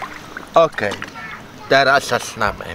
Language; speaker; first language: Polish; non-native, learner; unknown